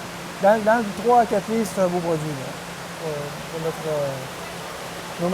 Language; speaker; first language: French; native; French